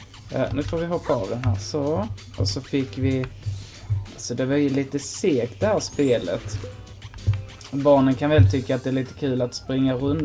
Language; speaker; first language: Swedish; native; Swedish